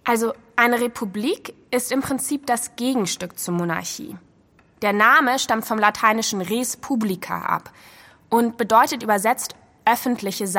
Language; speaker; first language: German; native; German